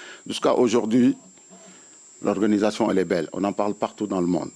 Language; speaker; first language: French; non-native, local second language; Wolof